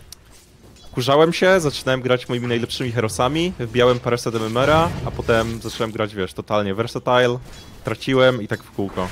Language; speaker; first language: Polish; native; Polish